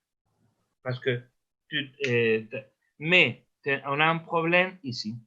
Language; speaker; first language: French; non-native, learner; Spanish